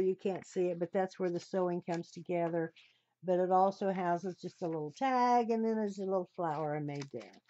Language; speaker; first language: English; native; English